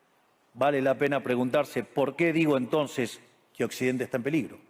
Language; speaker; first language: Spanish; native; Spanish